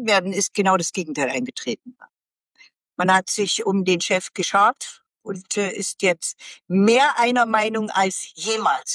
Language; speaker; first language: German; native; German